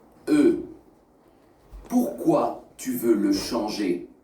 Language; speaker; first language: French; non-native, learner; Russian